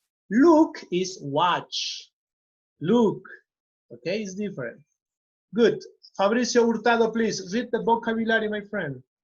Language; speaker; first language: English; non-native, fluent; Spanish